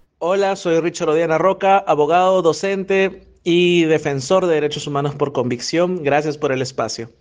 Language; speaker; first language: Spanish; native; Spanish